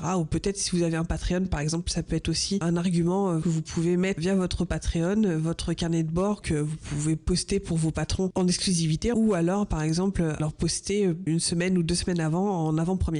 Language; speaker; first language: French; native; French